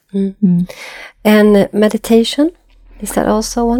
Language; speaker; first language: English; non-native, fluent; Swedish